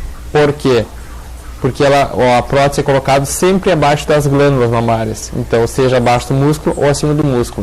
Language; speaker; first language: Portuguese; native; Portuguese